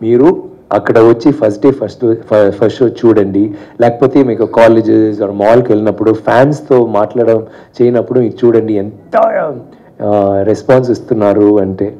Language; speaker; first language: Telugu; non-native, fluent; Tamil